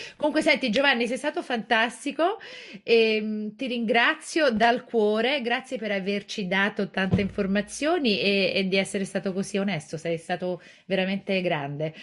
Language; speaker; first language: Italian; native; Italian